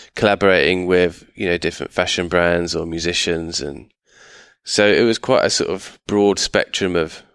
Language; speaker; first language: English; native; English